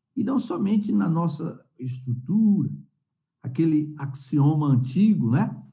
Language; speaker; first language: Portuguese; native; Portuguese